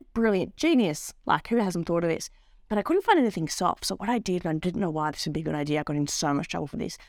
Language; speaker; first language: English; native; English